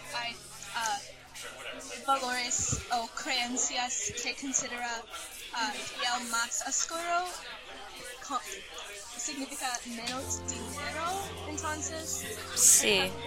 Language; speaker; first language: Spanish; non-native, learner; English